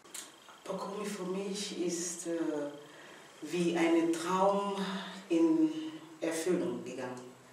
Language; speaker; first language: German; non-native, learner; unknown